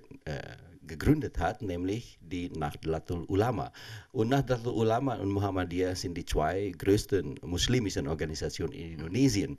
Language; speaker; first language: German; non-native, fluent; Indonesian